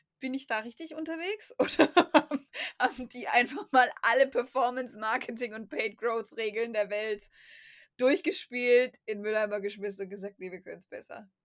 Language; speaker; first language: German; native; German